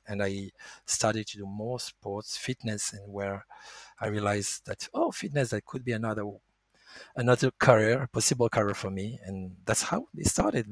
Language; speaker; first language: English; non-native, fluent; French